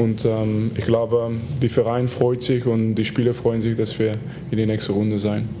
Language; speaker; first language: German; non-native, fluent; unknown